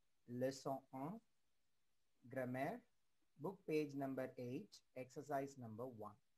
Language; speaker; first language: English; non-native, local second language; Tamil